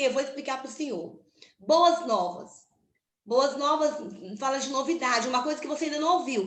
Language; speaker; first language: Portuguese; native; Portuguese